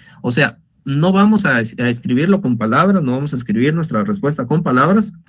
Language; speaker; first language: Spanish; native; Spanish